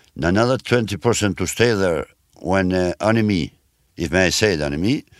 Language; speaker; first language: English; non-native, learner; Albanian